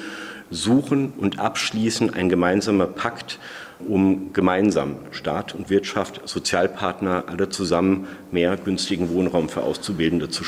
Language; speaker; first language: German; native; German